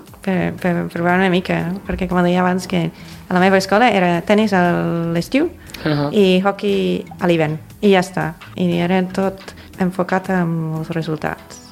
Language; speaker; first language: Catalan; non-native, fluent; English